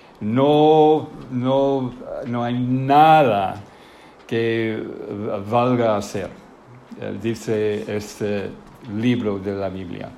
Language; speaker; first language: Spanish; non-native, fluent; English